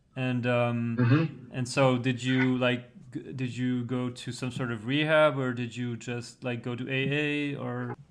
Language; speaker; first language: English; non-native, fluent; French